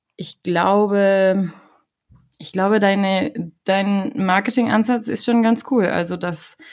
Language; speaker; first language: German; non-native, fluent; Spanish